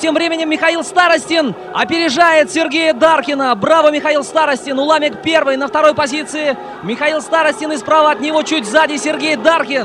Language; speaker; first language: Russian; native; Russian